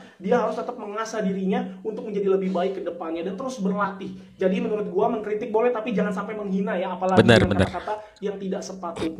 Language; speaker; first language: Indonesian; native; Indonesian